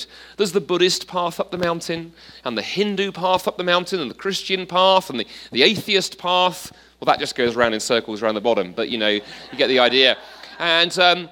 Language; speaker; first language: English; native; English